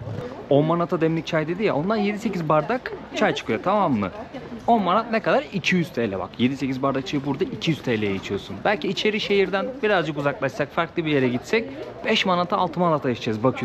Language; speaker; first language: Turkish; native; Turkish